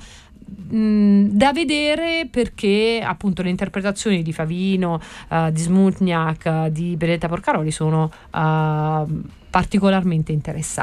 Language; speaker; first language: Italian; native; Italian